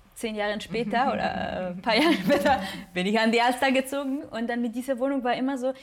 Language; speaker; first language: German; non-native, fluent; Spanish